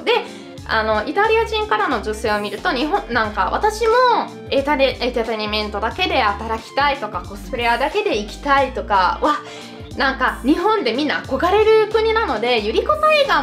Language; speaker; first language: Japanese; non-native, fluent; Italian